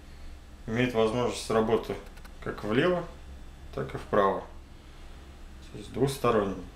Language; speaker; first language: Russian; native; Russian